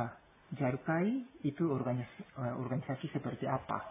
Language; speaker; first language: Indonesian; non-native, fluent; Japanese